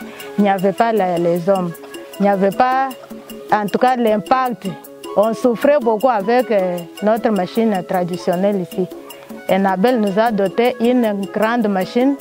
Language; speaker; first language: French; non-native, local second language; Luba-Lulua